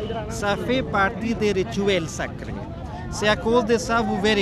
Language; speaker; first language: French; non-native, fluent; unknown